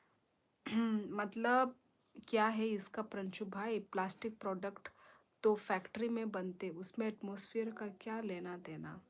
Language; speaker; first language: Hindi; non-native, local second language; Kok Borok